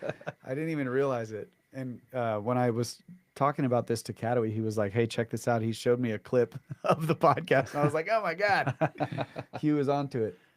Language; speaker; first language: English; native; English